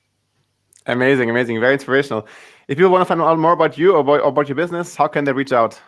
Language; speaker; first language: English; non-native, fluent; German